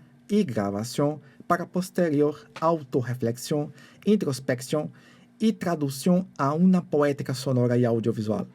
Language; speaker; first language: Spanish; non-native, fluent; Portuguese